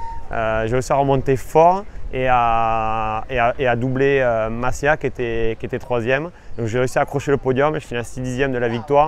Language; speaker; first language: French; native; French